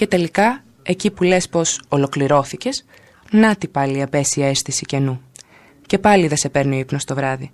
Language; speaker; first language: Greek; native; Greek